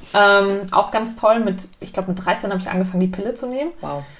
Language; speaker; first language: German; native; German